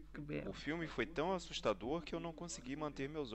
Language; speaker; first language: Portuguese; non-native, learner; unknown